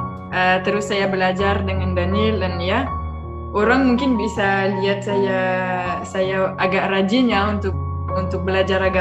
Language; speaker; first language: Indonesian; non-native, fluent; French